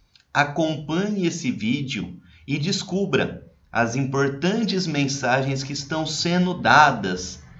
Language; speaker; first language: Portuguese; native; Portuguese